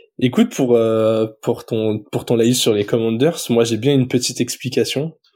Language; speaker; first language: French; native; French